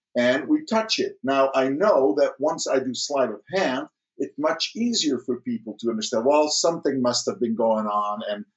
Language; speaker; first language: English; early bilingual, other home language; Dutch